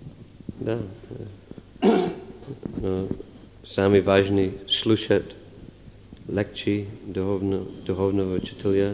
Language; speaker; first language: Russian; non-native, fluent; English